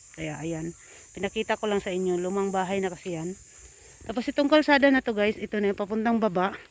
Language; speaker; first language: Filipino; non-native, local second language; Cebuano